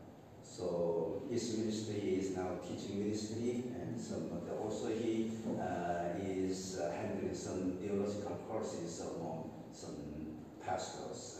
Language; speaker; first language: English; non-native, local second language; Cebuano